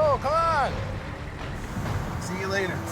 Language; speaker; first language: English; native; English